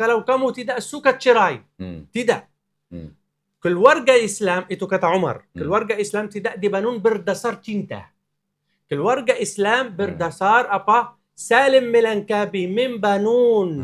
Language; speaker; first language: Indonesian; non-native, learner; Arabic